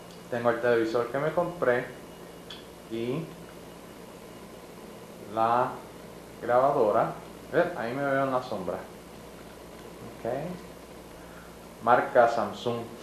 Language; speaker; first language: Spanish; native; Spanish